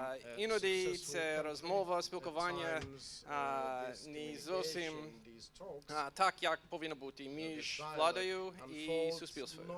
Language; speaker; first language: Ukrainian; non-native, fluent; English